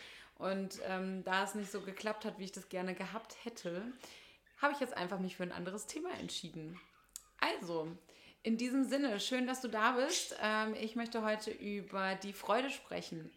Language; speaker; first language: German; native; German